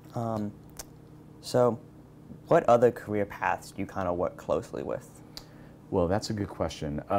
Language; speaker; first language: English; native; English